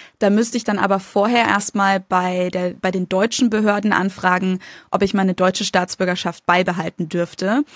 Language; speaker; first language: German; native; German